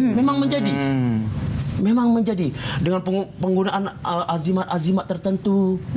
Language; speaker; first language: Malay; native; Malay